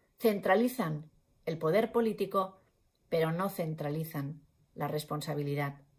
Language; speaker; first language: Spanish; non-native, local second language; Catalan